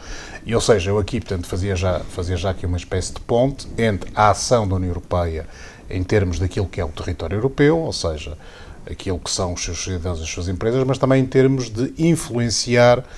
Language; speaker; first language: Portuguese; native; Portuguese